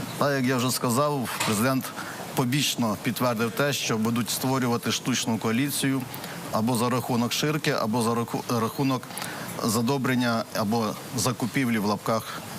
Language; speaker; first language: Ukrainian; native; Ukrainian